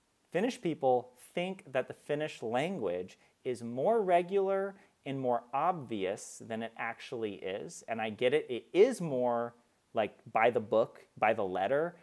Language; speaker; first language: English; native; English